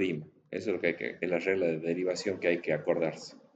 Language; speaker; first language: Spanish; native; Spanish